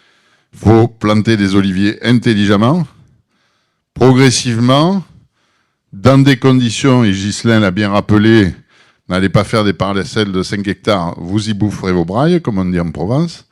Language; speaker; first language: French; native; French